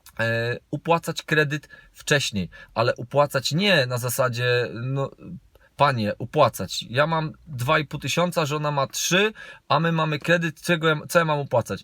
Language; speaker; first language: Polish; native; Polish